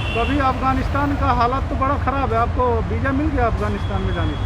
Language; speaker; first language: Hindi; native; Hindi